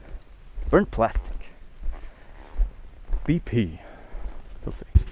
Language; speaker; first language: English; native; English